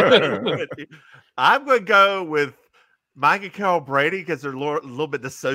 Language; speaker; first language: English; native; English